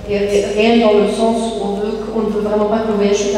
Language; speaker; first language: French; native; French